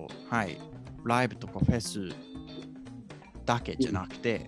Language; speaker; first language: Japanese; non-native, fluent; English